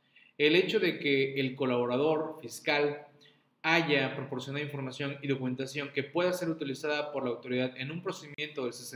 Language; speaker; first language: Spanish; native; Spanish